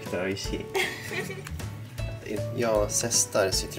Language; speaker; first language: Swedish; non-native, fluent; Japanese